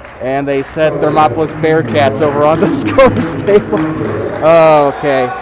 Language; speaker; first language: English; native; English